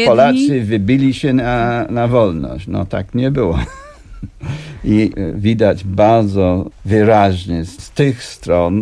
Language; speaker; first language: Polish; non-native, fluent; English